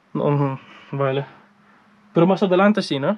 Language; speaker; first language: Spanish; native; Spanish